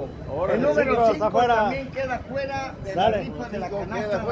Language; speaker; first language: Spanish; native; Spanish